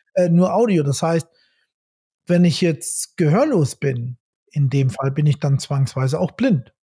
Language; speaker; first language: German; native; German